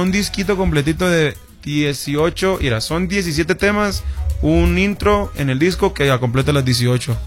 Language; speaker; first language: Spanish; native; Spanish